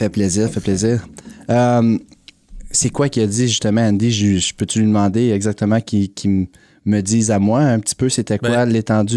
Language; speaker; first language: French; native; French